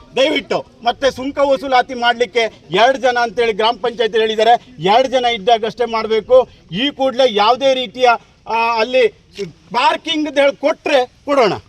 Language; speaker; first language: Kannada; native; Kannada